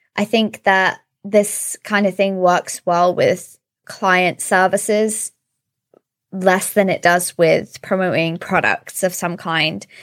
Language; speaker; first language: English; native; English